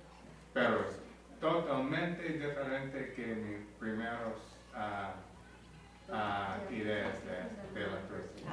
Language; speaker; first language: Spanish; non-native, learner; English